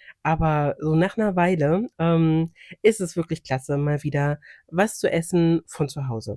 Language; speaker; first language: German; native; German